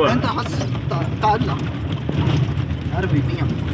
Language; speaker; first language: Arabic; non-native, learner; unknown